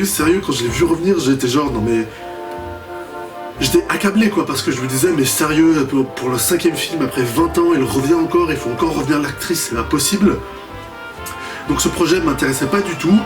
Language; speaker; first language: French; native; French